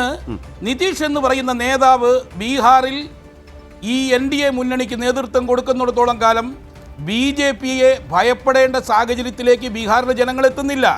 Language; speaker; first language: Malayalam; native; Malayalam